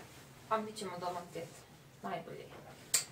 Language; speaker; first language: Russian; non-native, learner; Bosnian